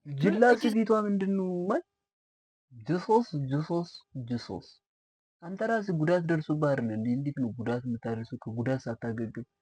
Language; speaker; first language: Amharic; native; Amharic